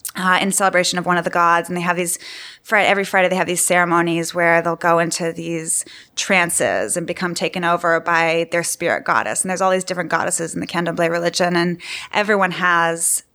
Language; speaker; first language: English; native; English